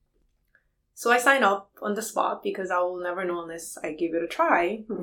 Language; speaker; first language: English; non-native, fluent; Korean